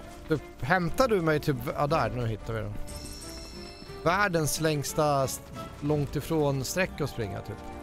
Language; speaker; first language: Swedish; native; Swedish